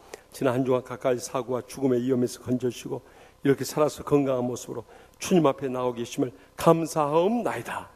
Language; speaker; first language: Korean; native; Korean